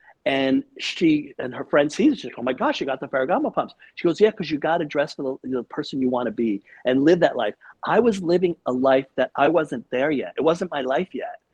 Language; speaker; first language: English; early bilingual, other home language; Spanish